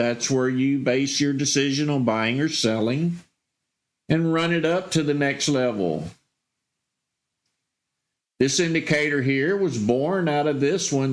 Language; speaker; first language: English; native; English